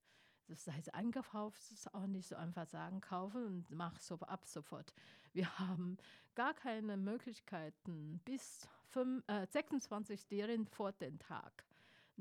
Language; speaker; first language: German; non-native, fluent; Chinese